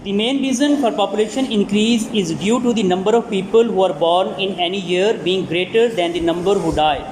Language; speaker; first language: English; non-native, local second language; Urdu